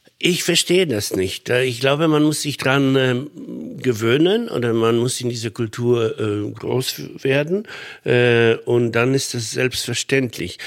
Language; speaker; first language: German; non-native, fluent; Polish